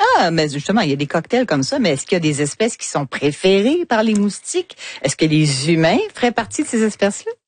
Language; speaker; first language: French; native; French